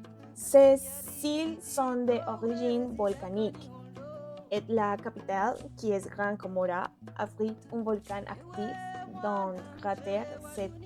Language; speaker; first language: French; non-native, learner; Spanish